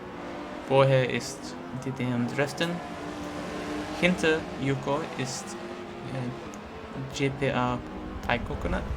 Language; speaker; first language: German; non-native, learner; English